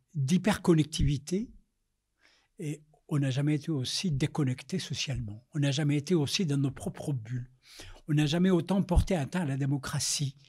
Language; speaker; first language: French; non-native, fluent; Spanish